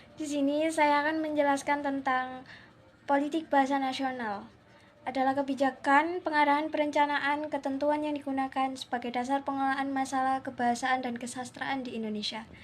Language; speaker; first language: Indonesian; native; Indonesian